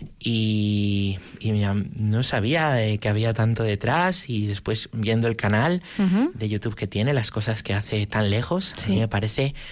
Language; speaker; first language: Spanish; native; Spanish